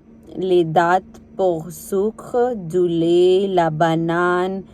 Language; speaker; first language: French; non-native, learner; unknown